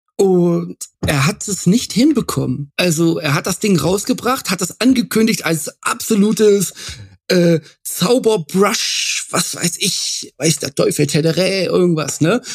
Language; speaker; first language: German; native; German